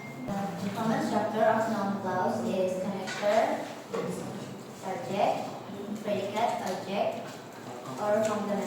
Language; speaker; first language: English; non-native, learner; Indonesian